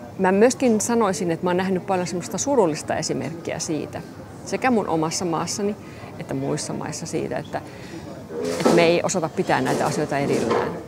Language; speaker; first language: Finnish; non-native, local second language; Swedish